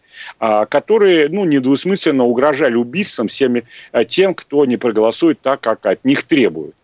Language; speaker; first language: Russian; native; Russian